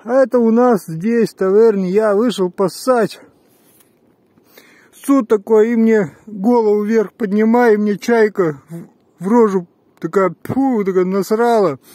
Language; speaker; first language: Russian; native; Russian